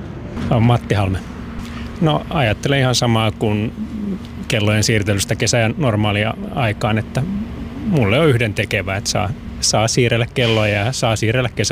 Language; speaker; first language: Finnish; native; Finnish